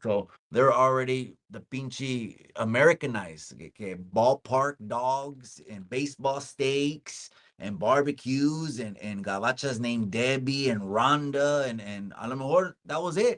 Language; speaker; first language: English; early bilingual, other home language; Spanish